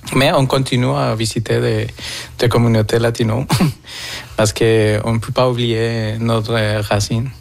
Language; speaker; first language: French; non-native, fluent; Spanish